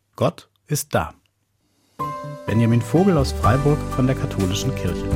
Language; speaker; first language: German; native; German